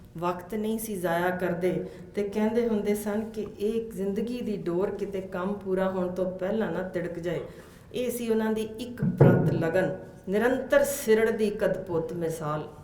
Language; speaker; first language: Punjabi; native; Punjabi